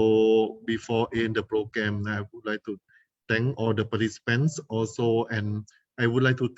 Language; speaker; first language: English; non-native, fluent; Thai